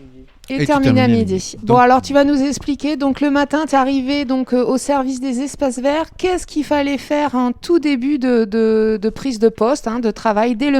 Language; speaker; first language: French; native; French